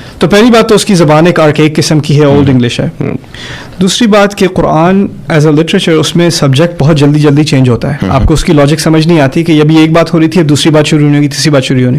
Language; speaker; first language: Urdu; early bilingual, heritage; German